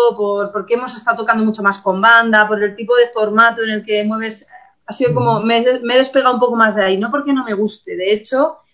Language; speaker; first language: Spanish; native; Spanish